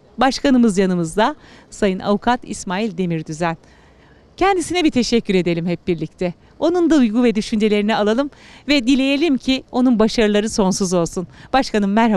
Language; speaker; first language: Turkish; native; Turkish